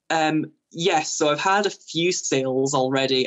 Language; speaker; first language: English; native; English